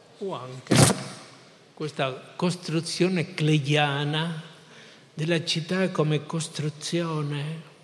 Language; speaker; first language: Italian; non-native, fluent; Spanish